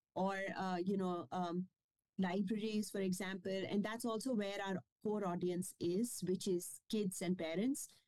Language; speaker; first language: English; non-native, local second language; Kashmiri